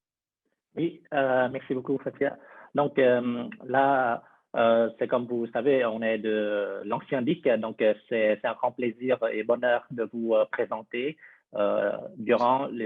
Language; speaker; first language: French; non-native, fluent; Vietnamese